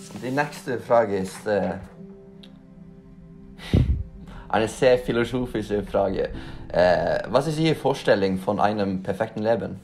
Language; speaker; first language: German; non-native, learner; Norwegian